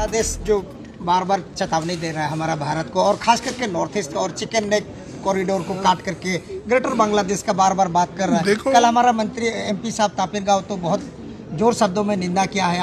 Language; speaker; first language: Hindi; native; Hindi